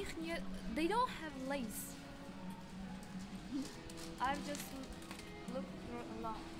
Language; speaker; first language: English; non-native, learner; Uzbek